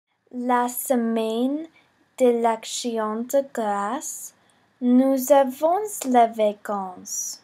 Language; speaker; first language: French; non-native, learner; English